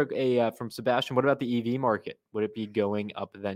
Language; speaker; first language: English; native; English